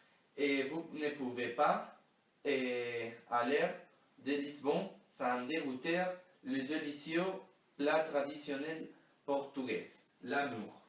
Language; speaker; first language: French; non-native, learner; Spanish